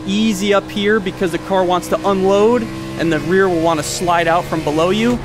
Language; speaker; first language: English; native; English